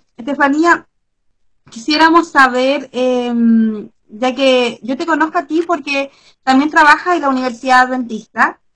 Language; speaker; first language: Spanish; native; Spanish